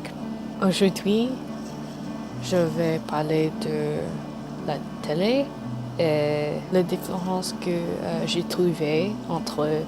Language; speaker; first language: French; non-native, learner; English